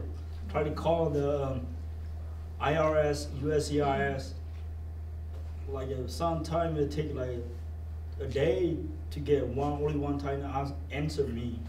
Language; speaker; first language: English; non-native, learner; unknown